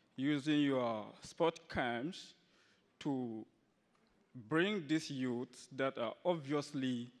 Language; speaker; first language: English; non-native, local second language; Hausa